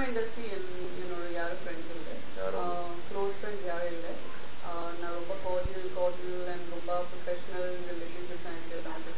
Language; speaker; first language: Tamil; non-native, learner; Gujarati